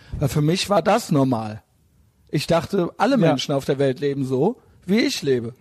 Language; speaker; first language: German; native; German